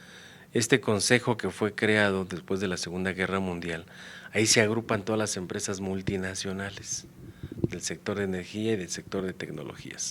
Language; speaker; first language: Spanish; native; Spanish